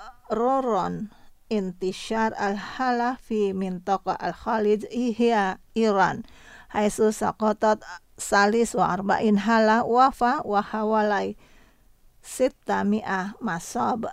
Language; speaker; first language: Arabic; non-native, fluent; Indonesian